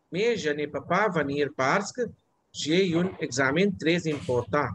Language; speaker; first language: French; non-native, fluent; Hindi